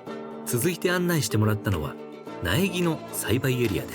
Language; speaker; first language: Japanese; native; Japanese